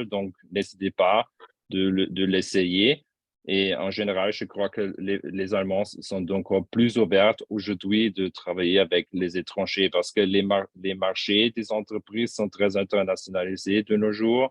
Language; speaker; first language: French; non-native, fluent; German